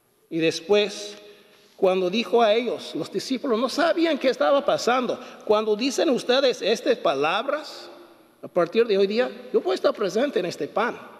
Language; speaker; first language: Spanish; non-native, fluent; English